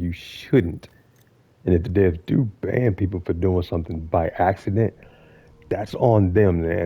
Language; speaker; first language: English; native; English